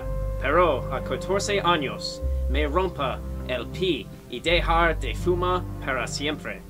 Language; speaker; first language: Spanish; non-native, learner; English